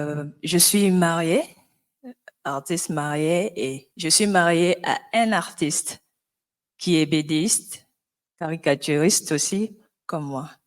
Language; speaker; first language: French; non-native, local second language; Lingala